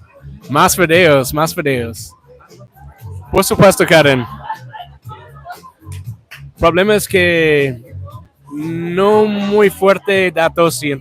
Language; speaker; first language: Spanish; non-native, learner; English